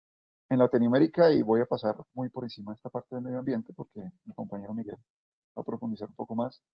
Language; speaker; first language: Spanish; native; Spanish